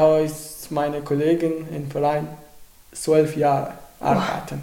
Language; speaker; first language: German; non-native, learner; Arabic